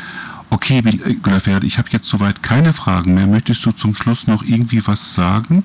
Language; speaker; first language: German; native; German